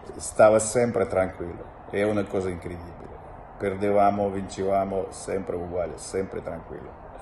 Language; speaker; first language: Italian; non-native, fluent; Russian